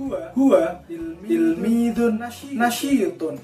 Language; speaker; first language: Arabic; non-native, fluent; Indonesian